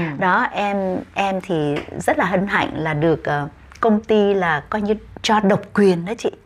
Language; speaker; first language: Vietnamese; native; Vietnamese